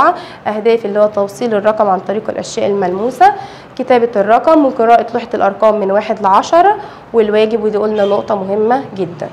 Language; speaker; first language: Arabic; native; Arabic